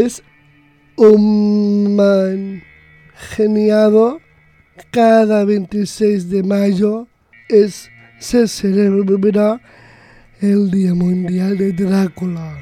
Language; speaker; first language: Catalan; non-native, local second language; Spanish